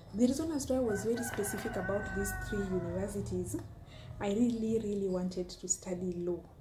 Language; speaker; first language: English; non-native, local second language; Luo (Kenya and Tanzania)